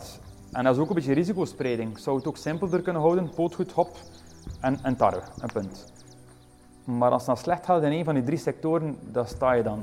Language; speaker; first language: Dutch; native; Dutch